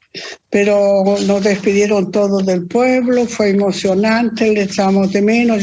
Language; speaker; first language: Spanish; early bilingual, other home language; Italian